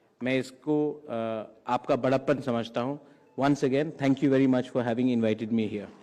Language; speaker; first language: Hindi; non-native, local second language; Kok Borok